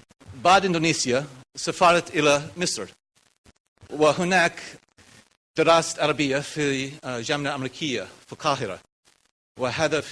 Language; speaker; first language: Arabic; non-native, learner; English